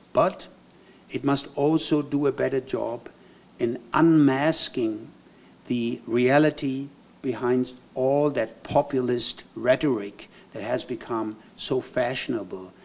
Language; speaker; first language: English; non-native, fluent; German